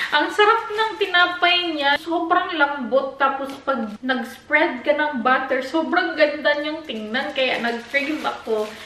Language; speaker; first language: Filipino; non-native, local second language; Cebuano